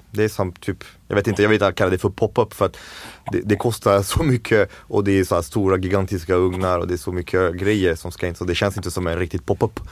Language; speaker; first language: Swedish; non-native, fluent; French